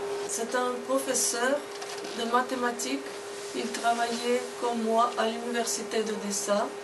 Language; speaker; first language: French; non-native, fluent; Russian